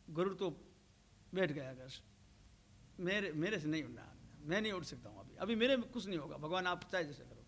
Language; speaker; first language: Hindi; non-native, local second language; Rajasthani